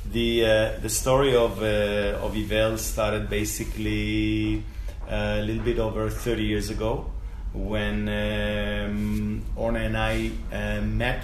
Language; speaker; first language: English; non-native, fluent; Spanish